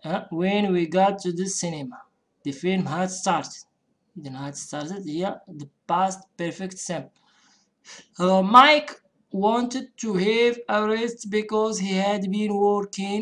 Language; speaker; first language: English; non-native, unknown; Arabic